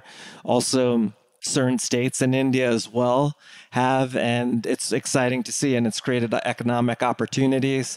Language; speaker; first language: English; native; English